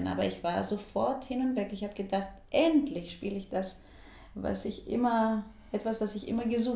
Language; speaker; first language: German; non-native, fluent; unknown